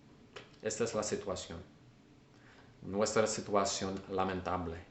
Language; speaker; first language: Spanish; non-native, learner; English